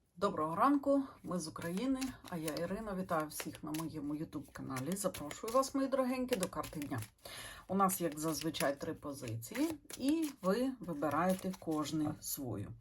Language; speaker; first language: Ukrainian; non-native, local second language; Russian